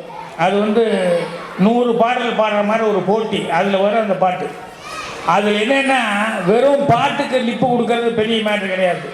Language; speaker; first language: Tamil; native; Tamil